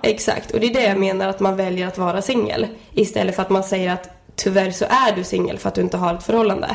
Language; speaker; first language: Swedish; native; Swedish